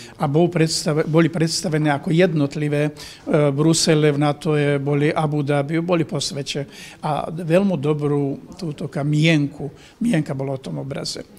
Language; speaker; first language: Slovak; native; Slovak